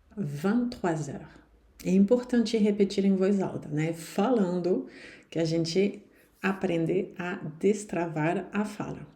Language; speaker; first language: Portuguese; non-native, fluent; French